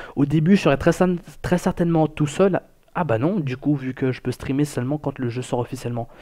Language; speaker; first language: French; native; French